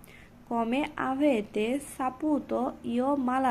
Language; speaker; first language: Italian; non-native, learner; Bangla